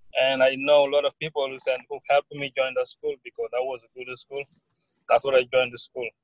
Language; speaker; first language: English; non-native, learner; Wolof